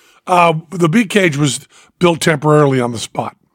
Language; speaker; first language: English; native; English